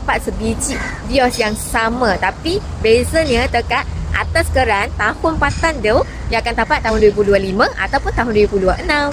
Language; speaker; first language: Malay; native; Malay